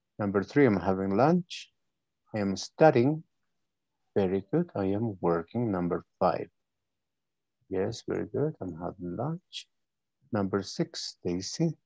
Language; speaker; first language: English; non-native, fluent; Spanish